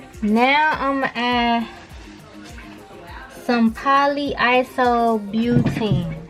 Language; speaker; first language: English; native; English